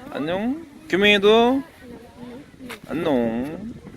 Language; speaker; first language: Korean; native; Korean